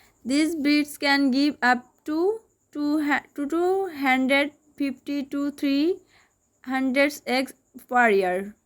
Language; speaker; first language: English; non-native, local second language; Bangla